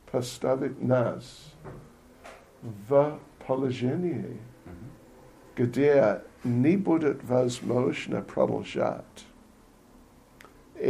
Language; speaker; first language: Russian; non-native, learner; English